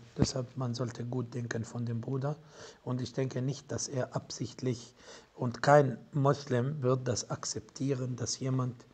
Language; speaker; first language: German; non-native, fluent; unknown